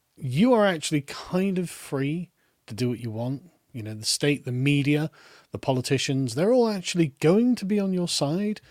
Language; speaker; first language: English; native; English